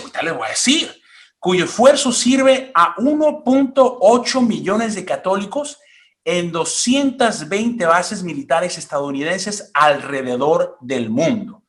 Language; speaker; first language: Spanish; native; Spanish